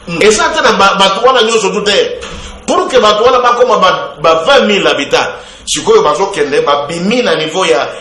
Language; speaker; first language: Lingala; non-native, local second language; Bembe